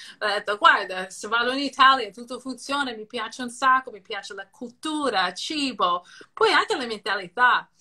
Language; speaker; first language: Italian; non-native, fluent; English